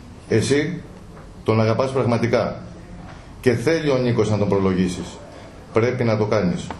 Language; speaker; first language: Greek; native; Greek